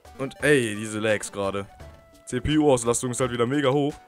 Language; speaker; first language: German; native; German